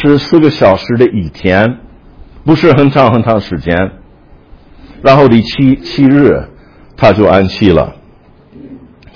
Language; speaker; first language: Chinese; non-native, fluent; English